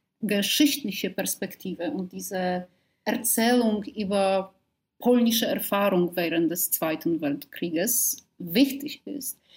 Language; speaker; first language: German; non-native, fluent; Polish